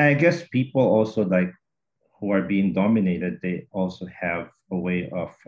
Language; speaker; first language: English; non-native, local second language; Min Nan Chinese